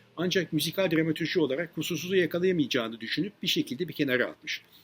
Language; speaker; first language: Turkish; native; Turkish